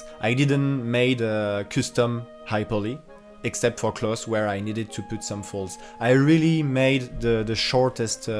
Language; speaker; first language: English; non-native, fluent; French